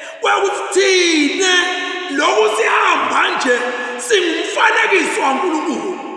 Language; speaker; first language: Zulu; non-native, local second language; Swati